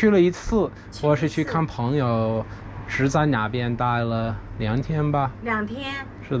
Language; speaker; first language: Chinese; non-native, fluent; English